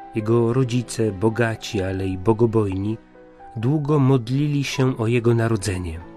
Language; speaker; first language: Polish; native; Polish